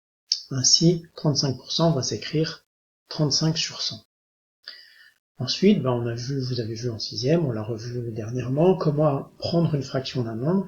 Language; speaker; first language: French; native; French